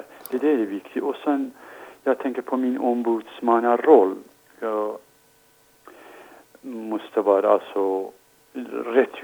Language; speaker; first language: Swedish; non-native, fluent; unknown